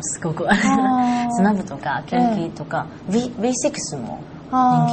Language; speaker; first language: Japanese; non-native, learner; Chinese